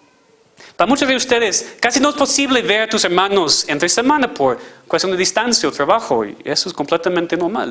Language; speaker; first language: Spanish; non-native, fluent; English